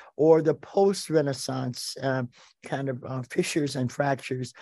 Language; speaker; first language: English; native; English